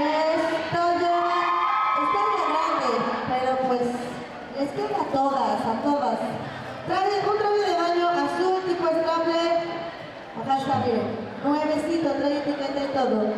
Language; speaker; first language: Spanish; native; Spanish